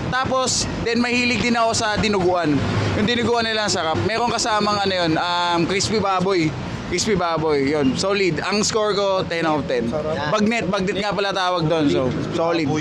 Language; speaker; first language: Filipino; native; Filipino